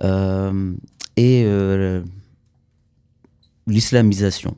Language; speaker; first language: French; early bilingual, other home language; Kurdish